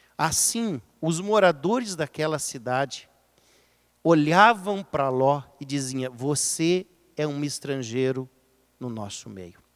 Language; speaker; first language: Portuguese; native; Portuguese